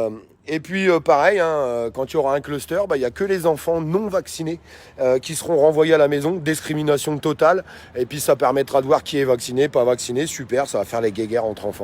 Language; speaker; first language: French; native; French